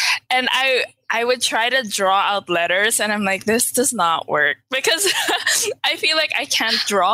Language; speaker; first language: English; non-native, local second language; Filipino